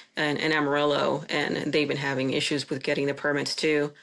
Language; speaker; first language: English; non-native, fluent; Spanish